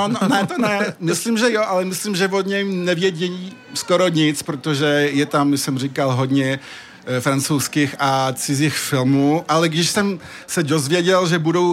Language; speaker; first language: Czech; early bilingual, heritage; French